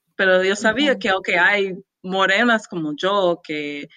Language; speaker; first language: Spanish; non-native, learner; English